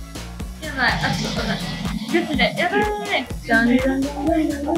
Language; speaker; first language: Japanese; native; Japanese